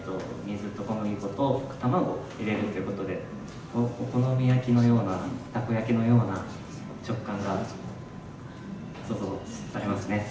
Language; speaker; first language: Japanese; native; Japanese